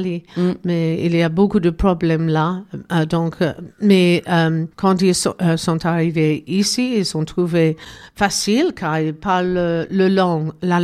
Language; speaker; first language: French; non-native, learner; English